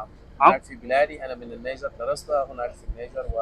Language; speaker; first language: Arabic; non-native, fluent; Tamasheq